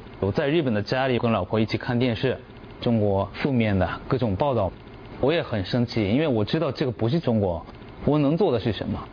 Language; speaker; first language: Chinese; non-native, fluent; Japanese